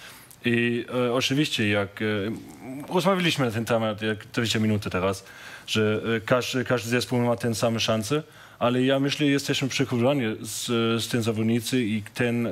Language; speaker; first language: Polish; non-native, learner; German